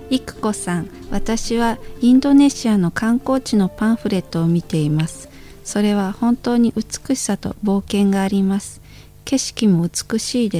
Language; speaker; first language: Japanese; non-native, fluent; Indonesian